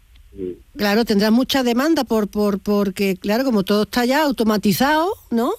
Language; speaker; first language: Spanish; native; Spanish